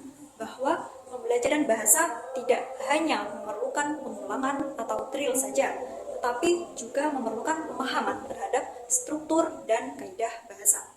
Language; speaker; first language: Indonesian; native; Indonesian